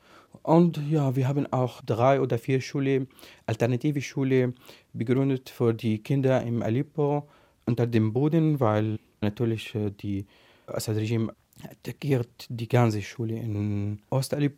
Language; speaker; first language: German; non-native, learner; Arabic